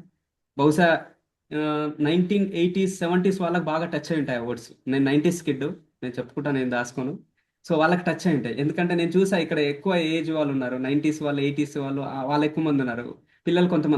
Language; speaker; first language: Telugu; native; Telugu